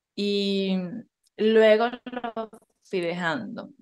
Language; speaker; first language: Spanish; native; Spanish